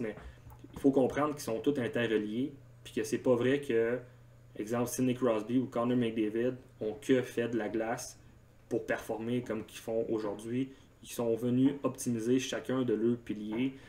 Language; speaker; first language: French; native; French